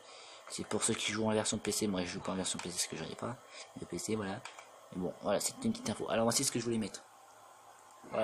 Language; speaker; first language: French; native; French